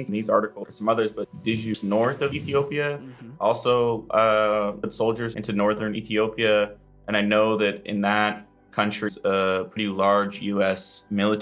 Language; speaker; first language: English; native; English